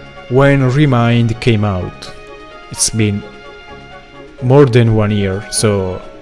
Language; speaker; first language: English; non-native, fluent; Italian